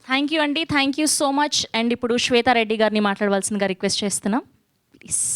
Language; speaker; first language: Telugu; native; Telugu